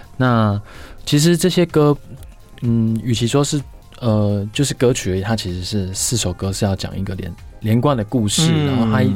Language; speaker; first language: Chinese; native; Chinese